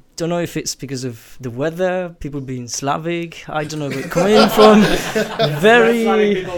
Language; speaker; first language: English; non-native, fluent; Spanish